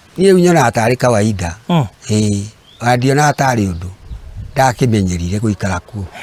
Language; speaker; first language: Kikuyu; native; Kikuyu